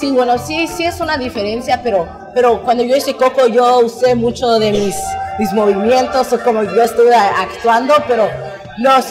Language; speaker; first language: Spanish; early bilingual, heritage; Spanish